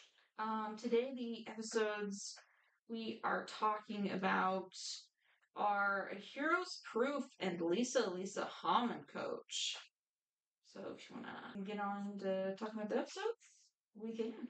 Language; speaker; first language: English; native; English